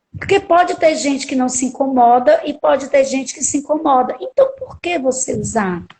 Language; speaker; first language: Portuguese; native; Portuguese